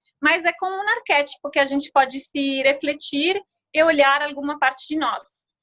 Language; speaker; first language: Portuguese; non-native, fluent; Italian